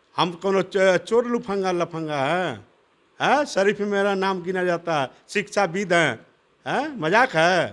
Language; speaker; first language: Hindi; native; Hindi